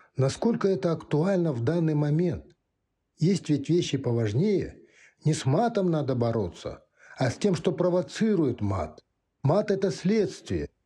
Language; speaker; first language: Russian; non-native, local second language; Kazakh